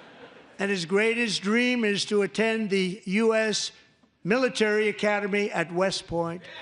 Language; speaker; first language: English; native; English